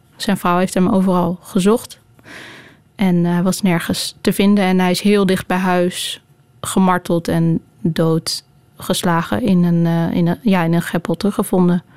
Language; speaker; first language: Dutch; native; Dutch